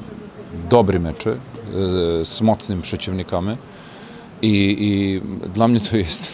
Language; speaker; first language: Polish; non-native, learner; Serbian